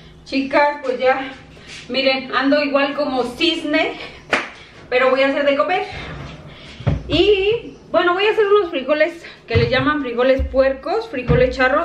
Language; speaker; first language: Spanish; native; Spanish